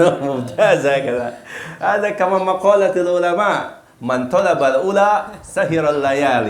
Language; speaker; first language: Arabic; non-native, fluent; Indonesian